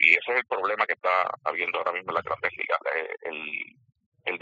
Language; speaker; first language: Spanish; native; Spanish